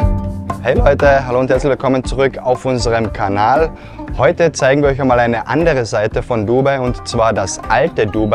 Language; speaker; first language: German; native; German